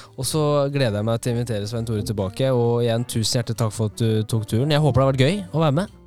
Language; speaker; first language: Norwegian; native; Norwegian